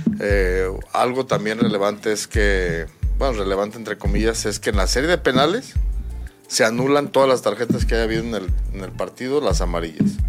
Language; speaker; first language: Spanish; native; Spanish